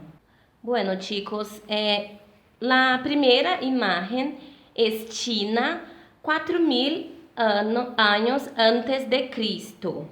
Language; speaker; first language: Spanish; non-native, fluent; Portuguese